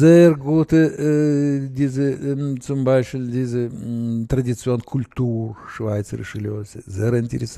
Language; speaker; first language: German; non-native, learner; Russian